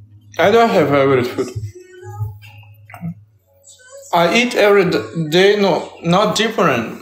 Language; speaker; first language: English; non-native, learner; Russian